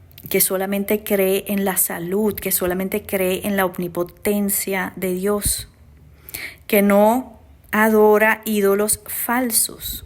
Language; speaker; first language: Spanish; native; Spanish